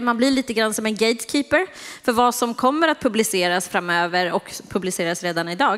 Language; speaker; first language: Swedish; native; Swedish